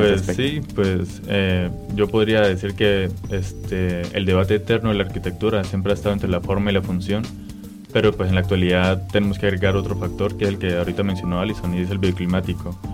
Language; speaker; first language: Spanish; native; Spanish